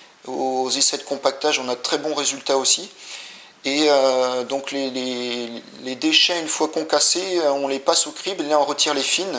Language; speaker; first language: French; native; French